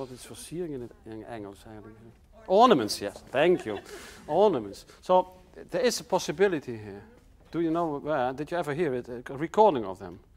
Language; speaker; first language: English; non-native, fluent; Dutch